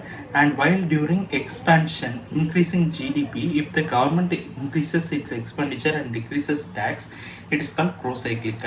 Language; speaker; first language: English; non-native, local second language; Tamil